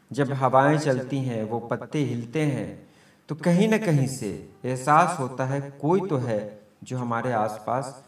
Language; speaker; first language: Urdu; native; Urdu